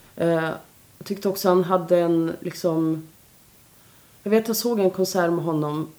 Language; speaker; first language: Swedish; native; Swedish